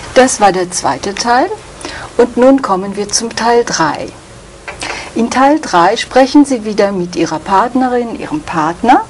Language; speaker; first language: German; native; German